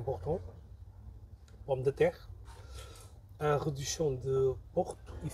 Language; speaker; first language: French; non-native, learner; Portuguese